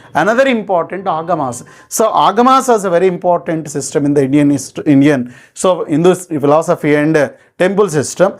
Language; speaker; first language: English; non-native, local second language; Telugu